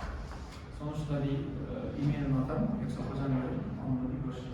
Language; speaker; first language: Turkish; non-native, learner; Kazakh